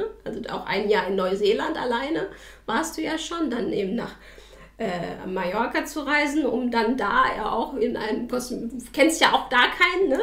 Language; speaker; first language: German; native; German